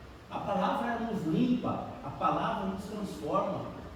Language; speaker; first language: Portuguese; native; Portuguese